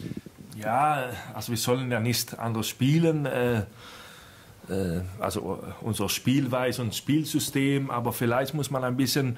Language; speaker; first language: German; non-native, fluent; Swedish